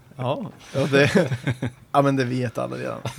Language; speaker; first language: Swedish; native; Swedish